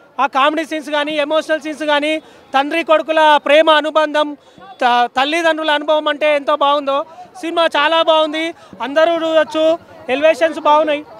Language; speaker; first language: Telugu; native; Telugu